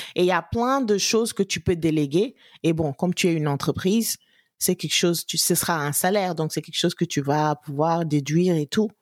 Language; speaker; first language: French; non-native, local second language; Wolof